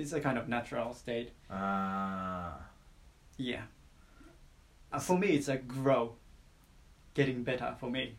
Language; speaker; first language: English; non-native, fluent; Japanese